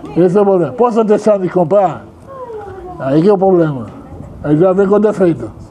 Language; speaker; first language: Portuguese; non-native, fluent; Hebrew